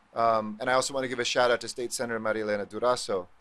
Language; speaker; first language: English; native; English